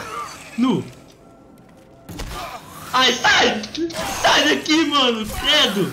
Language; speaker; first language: Portuguese; native; Portuguese